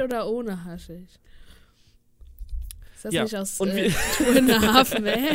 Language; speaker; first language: German; native; German